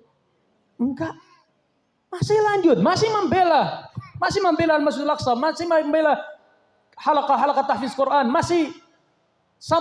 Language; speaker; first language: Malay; non-native, fluent; Arabic